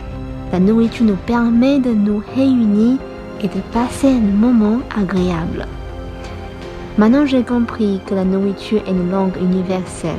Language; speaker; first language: French; non-native, fluent; Chinese